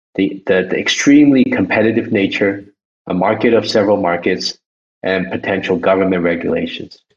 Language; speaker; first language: English; early bilingual, other home language; Chinese